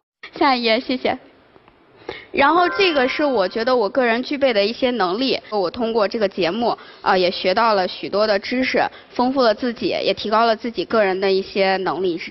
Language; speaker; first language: Chinese; native; Chinese